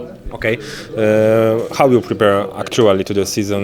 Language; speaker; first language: English; non-native, learner; Polish